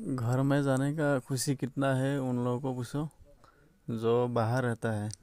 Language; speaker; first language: Hindi; non-native, local second language; Assamese